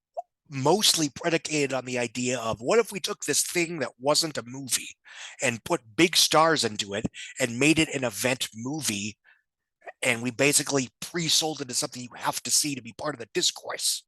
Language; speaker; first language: English; native; English